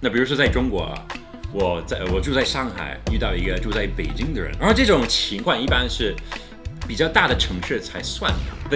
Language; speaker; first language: Chinese; non-native, fluent; English